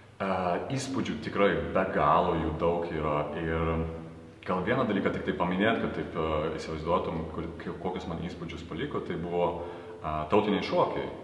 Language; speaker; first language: Lithuanian; early bilingual, heritage; Lithuanian